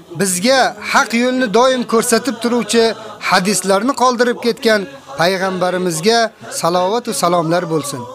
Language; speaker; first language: Uzbek; native; Uzbek